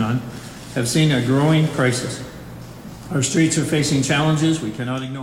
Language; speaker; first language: English; native; English